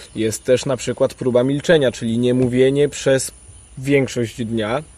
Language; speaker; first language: Polish; native; Polish